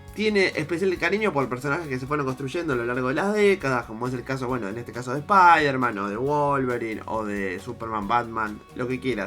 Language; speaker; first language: Spanish; native; Spanish